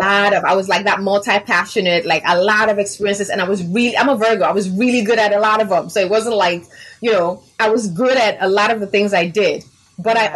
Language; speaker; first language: English; non-native, local second language; Yoruba